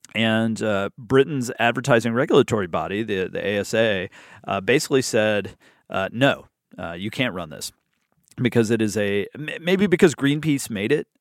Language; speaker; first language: English; native; English